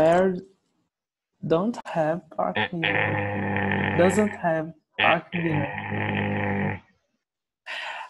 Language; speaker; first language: English; non-native, learner; Portuguese